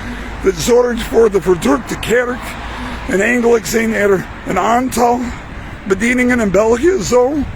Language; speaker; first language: Dutch; non-native, fluent; English